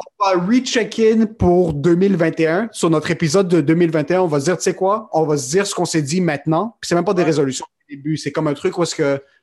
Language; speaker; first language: French; native; French